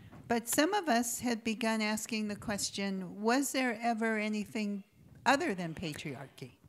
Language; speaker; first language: English; native; English